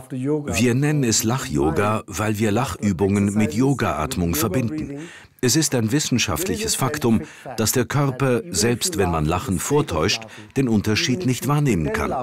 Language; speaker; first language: German; native; German